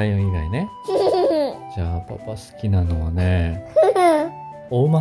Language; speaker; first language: Japanese; native; Japanese